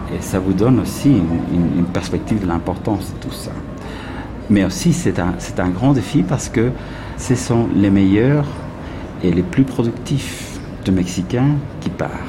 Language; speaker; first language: French; non-native, fluent; Spanish